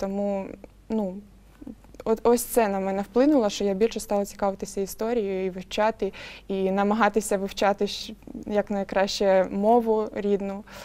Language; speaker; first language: Ukrainian; non-native, local second language; Russian